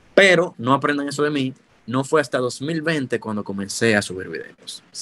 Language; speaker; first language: Spanish; native; Spanish